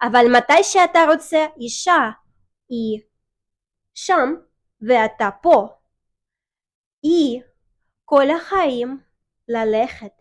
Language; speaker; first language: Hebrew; non-native, learner; Russian